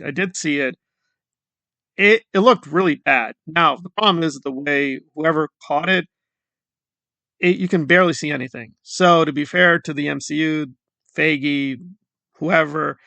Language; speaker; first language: English; native; English